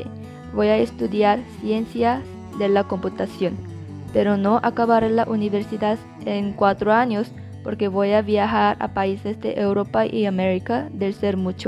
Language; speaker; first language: Spanish; non-native, learner; Korean